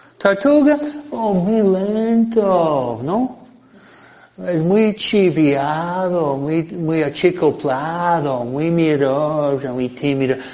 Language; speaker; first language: Spanish; non-native, fluent; English